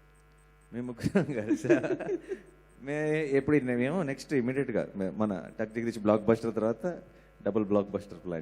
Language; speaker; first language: Telugu; native; Telugu